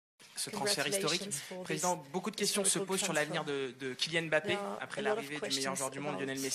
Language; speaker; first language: French; native; French